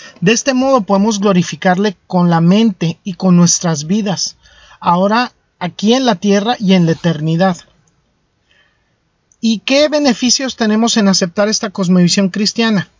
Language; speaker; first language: Spanish; native; Spanish